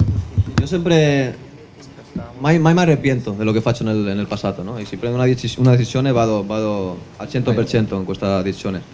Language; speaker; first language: Italian; non-native, fluent; Spanish